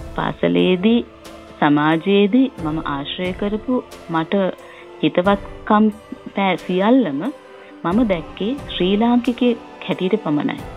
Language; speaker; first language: Sinhala; non-native, local second language; Tamil